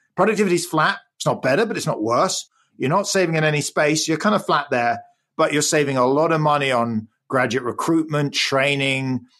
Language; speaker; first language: English; native; English